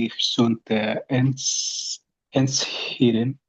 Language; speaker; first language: German; non-native, learner; Indonesian